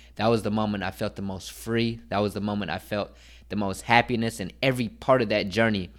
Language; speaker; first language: English; native; English